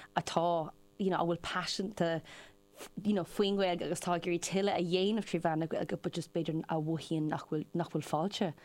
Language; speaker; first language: Irish; non-native, local second language; English